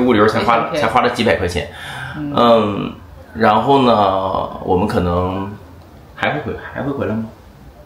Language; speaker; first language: Chinese; native; Chinese